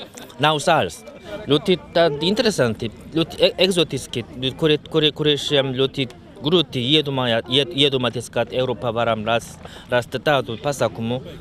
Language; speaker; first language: Latvian; non-native, learner; Korean